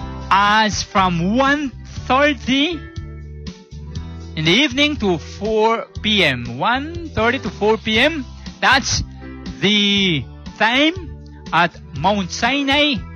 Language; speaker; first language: English; non-native, local second language; Spanish